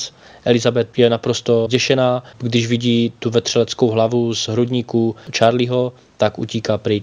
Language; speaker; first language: Czech; native; Czech